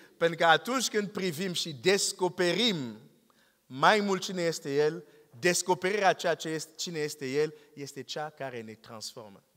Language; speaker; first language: Romanian; non-native, fluent; English